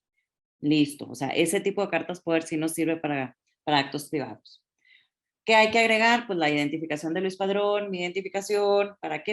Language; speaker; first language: Spanish; native; Spanish